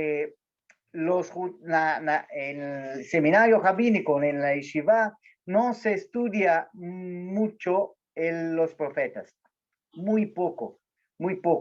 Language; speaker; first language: Spanish; non-native, fluent; Portuguese